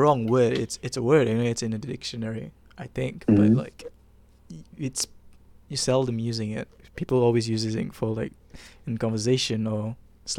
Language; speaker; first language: English; non-native, local second language; Malay